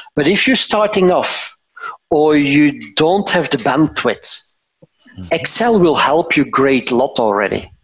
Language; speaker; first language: English; non-native, fluent; Dutch